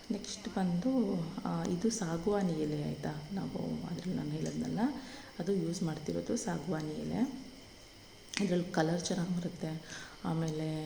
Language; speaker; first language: Kannada; non-native, local second language; Tulu